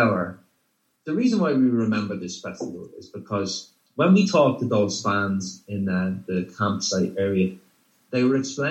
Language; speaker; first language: English; native; English